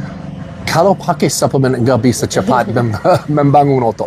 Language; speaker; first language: Indonesian; non-native, learner; English